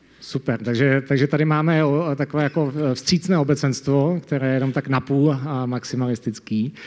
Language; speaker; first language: Czech; native; Czech